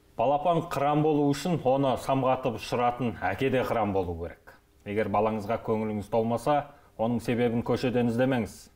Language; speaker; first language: Kazakh; native; Kazakh